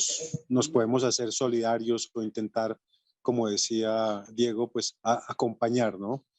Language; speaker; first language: Spanish; native; Spanish